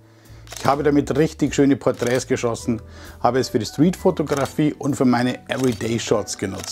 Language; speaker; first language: German; native; German